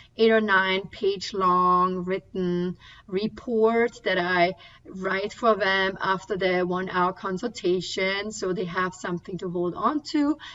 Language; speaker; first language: English; non-native, fluent; German